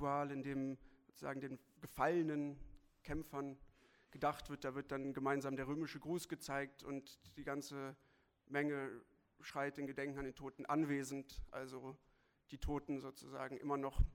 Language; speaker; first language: German; native; German